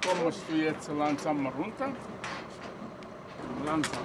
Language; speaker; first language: German; non-native, learner; Italian